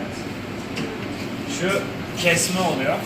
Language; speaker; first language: Turkish; native; Turkish